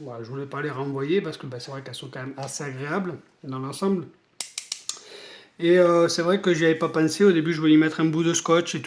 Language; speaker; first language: French; native; French